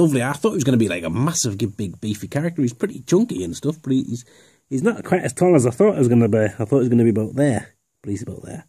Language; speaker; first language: English; native; English